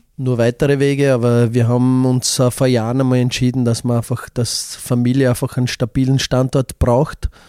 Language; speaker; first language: German; native; German